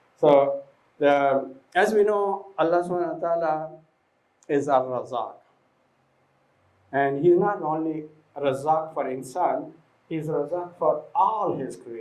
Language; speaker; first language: English; non-native, fluent; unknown